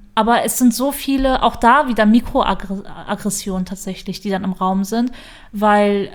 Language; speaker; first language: German; early bilingual, other home language; Turkish